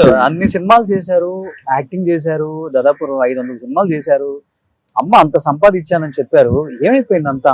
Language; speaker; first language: Telugu; native; Telugu